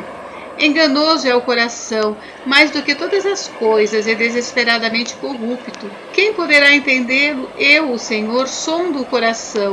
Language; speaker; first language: Portuguese; native; Portuguese